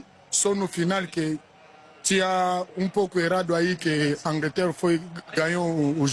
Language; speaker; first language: Portuguese; non-native, learner; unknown